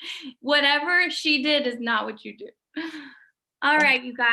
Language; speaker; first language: English; native; English